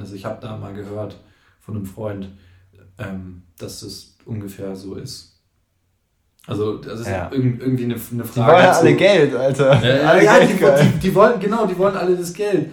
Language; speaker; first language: German; native; German